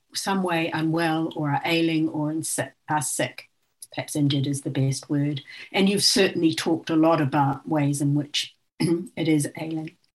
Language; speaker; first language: English; native; English